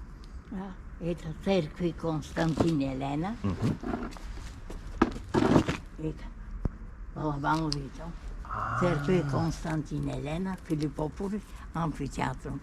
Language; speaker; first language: Russian; non-native, learner; Bulgarian